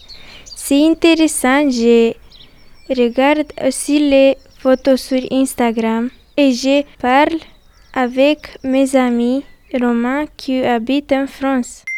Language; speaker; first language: French; non-native, learner; Romanian